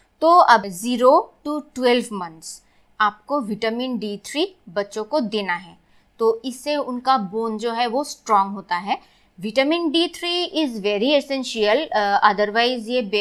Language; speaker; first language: Hindi; non-native, local second language; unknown